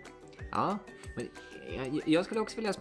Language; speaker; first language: Swedish; native; Swedish